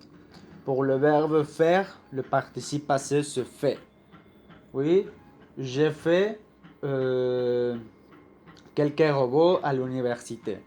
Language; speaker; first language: French; non-native, learner; Spanish